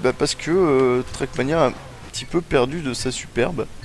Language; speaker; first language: French; native; French